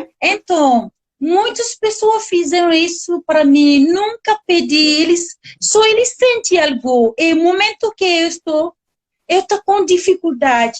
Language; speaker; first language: Portuguese; non-native, learner; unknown